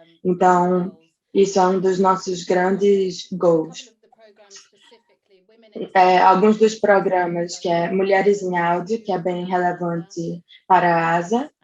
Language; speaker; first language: Portuguese; non-native, fluent; English